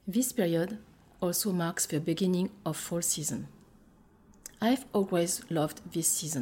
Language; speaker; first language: English; non-native, fluent; French